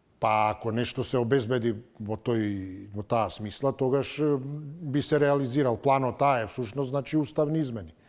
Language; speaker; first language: Macedonian; native; Macedonian